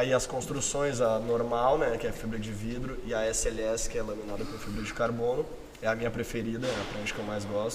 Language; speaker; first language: Portuguese; native; Portuguese